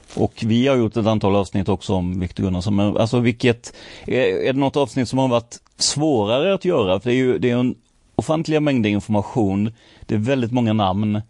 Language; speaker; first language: Swedish; native; Swedish